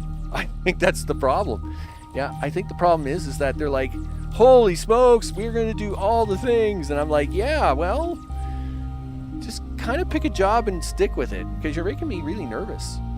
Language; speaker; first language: English; native; English